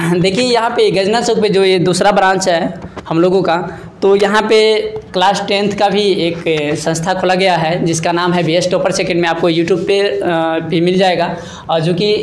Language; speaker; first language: Hindi; native; Hindi